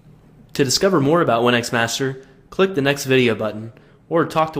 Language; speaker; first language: English; native; English